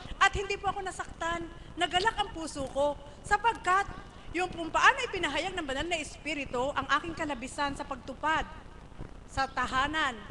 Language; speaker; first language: Filipino; native; Filipino